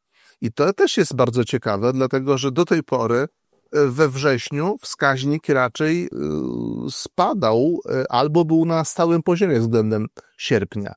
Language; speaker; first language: Polish; native; Polish